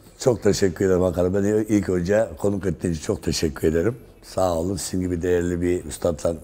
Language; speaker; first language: Turkish; non-native, local second language; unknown